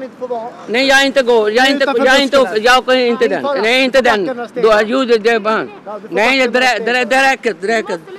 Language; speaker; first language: Swedish; non-native, learner; Urdu